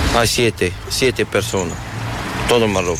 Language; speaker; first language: Spanish; non-native, learner; Arabic